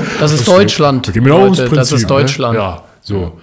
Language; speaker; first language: German; native; German